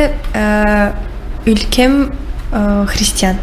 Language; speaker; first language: Turkish; non-native, learner; Russian